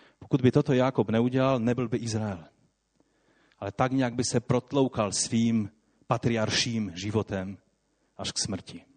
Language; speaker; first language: Czech; non-native, local second language; Polish